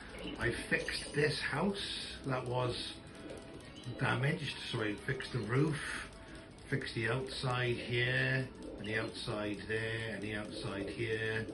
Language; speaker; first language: English; native; English